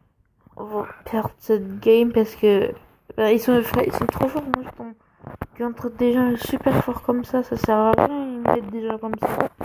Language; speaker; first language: French; native; French